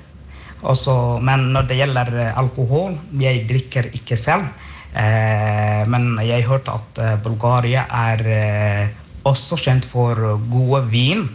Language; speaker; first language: Norwegian; non-native, fluent; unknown